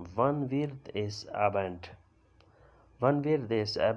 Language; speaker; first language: German; non-native, learner; Urdu